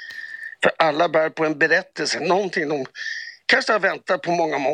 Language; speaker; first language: Swedish; native; Swedish